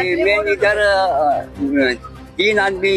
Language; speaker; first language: Hindi; non-native, local second language; Konkani